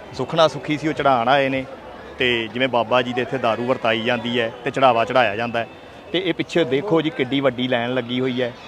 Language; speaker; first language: Punjabi; native; Punjabi